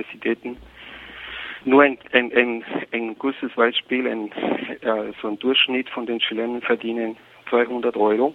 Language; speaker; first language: German; non-native, fluent; Spanish